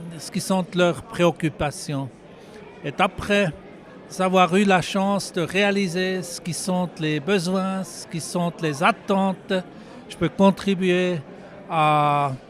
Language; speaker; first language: French; non-native, local second language; German